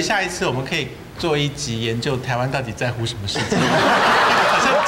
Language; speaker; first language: Chinese; native; Chinese